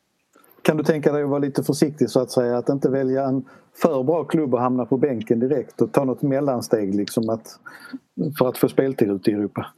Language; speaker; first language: Swedish; native; Swedish